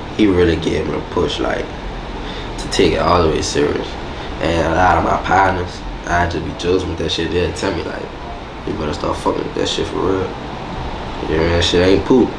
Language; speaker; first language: English; native; English